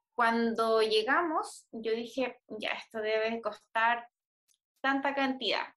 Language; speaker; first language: Spanish; native; Spanish